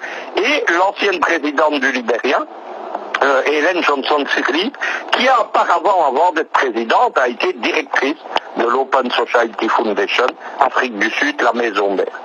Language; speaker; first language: French; native; French